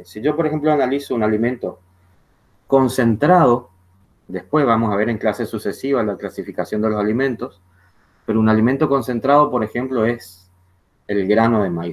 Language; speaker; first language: Spanish; native; Spanish